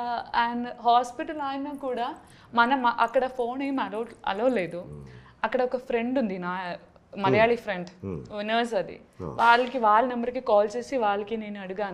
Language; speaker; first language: Telugu; non-native, learner; Malayalam